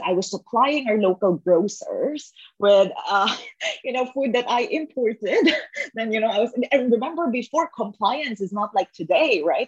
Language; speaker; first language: English; non-native, local second language; Filipino